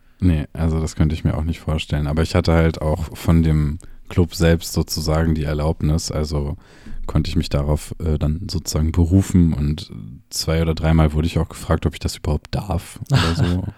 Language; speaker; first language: German; native; German